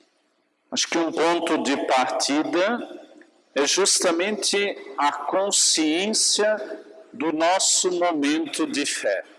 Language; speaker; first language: Portuguese; native; Portuguese